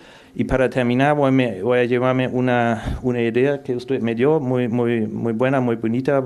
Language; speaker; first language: Spanish; non-native, fluent; German